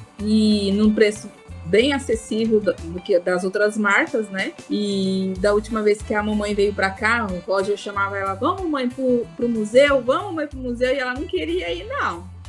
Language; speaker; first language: Portuguese; native; Portuguese